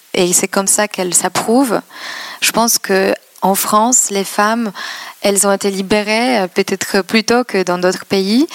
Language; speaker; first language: French; non-native, fluent; Polish